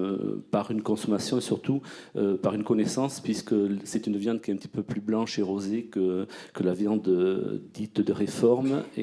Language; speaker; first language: French; native; French